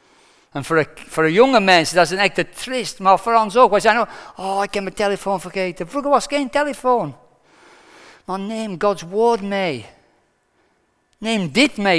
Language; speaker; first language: Dutch; non-native, fluent; English